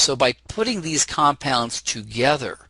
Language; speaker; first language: English; native; English